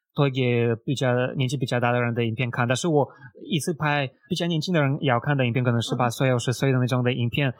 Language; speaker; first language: Chinese; non-native, fluent; Russian